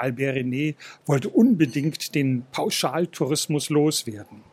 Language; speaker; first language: German; native; German